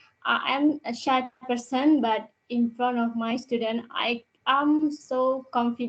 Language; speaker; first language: English; non-native, learner; Indonesian